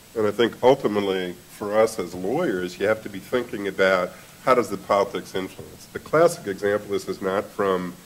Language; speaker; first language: English; native; English